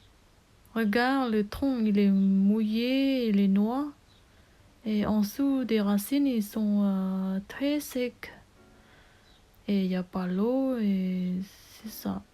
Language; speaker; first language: French; non-native, learner; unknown